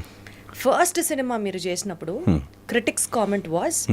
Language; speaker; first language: Telugu; native; Telugu